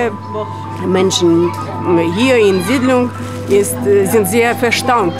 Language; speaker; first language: German; non-native, learner; Russian